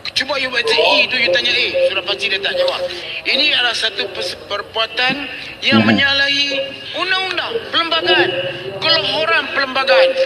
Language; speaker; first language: Malay; native; Malay